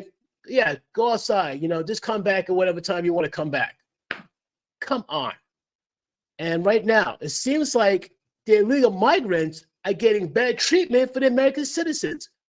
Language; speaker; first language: English; native; English